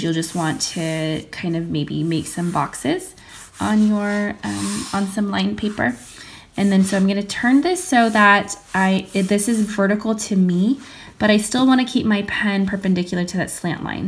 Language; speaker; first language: English; native; English